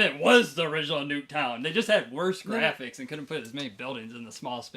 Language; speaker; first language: English; native; English